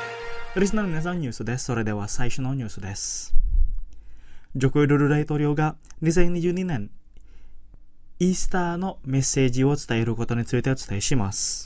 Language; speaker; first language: Japanese; non-native, fluent; Indonesian